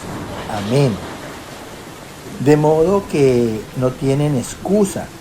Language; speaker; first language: Spanish; native; Spanish